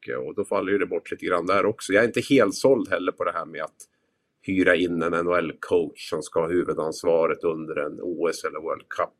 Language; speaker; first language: Swedish; native; Swedish